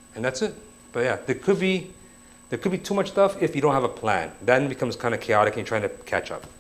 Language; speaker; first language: English; native; English